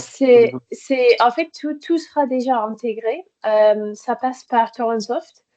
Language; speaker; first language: French; native; French